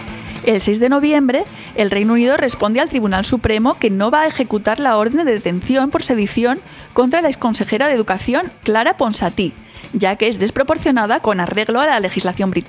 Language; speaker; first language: Spanish; native; Spanish